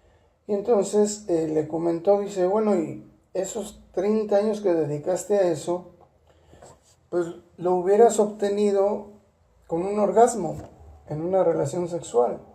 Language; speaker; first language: Spanish; native; Spanish